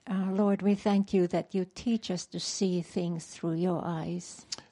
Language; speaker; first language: English; non-native, fluent; Finnish